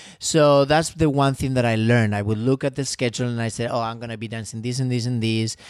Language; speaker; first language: English; non-native, fluent; Spanish